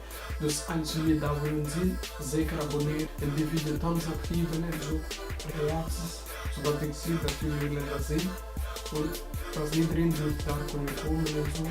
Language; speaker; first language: Dutch; early bilingual, other home language; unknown